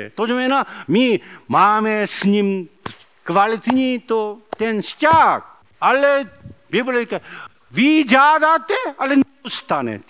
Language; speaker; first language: Czech; non-native, learner; Korean